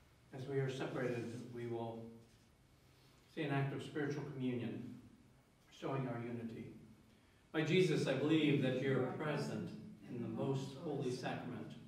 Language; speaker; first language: English; native; English